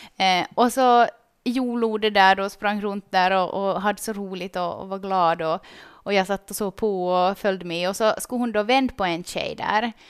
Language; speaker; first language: Swedish; native; Swedish